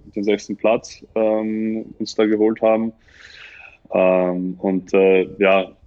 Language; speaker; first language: German; native; German